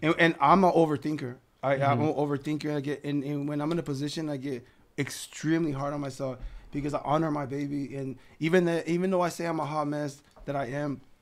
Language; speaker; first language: English; early bilingual, other home language; Spanish